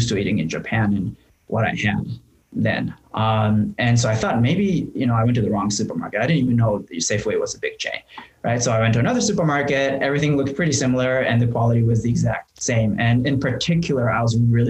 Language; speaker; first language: English; non-native, fluent; Japanese